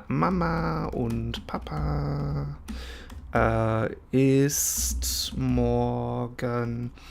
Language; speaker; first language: German; non-native, fluent; English